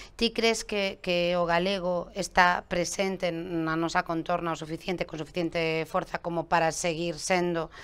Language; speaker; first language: Galician; native; Galician